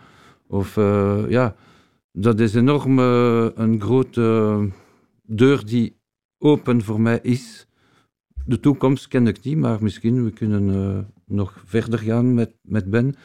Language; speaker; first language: Dutch; non-native, fluent; Spanish